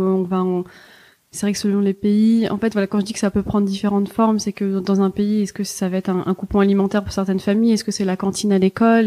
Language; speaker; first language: French; native; French